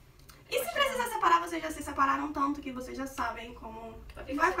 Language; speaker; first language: Portuguese; native; Portuguese